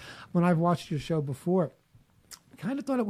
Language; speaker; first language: English; native; English